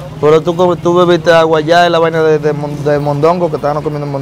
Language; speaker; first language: Spanish; native; Spanish